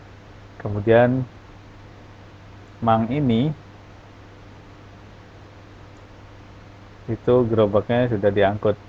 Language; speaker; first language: Indonesian; native; Indonesian